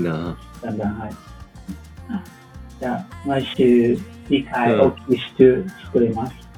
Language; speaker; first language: Japanese; non-native, learner; English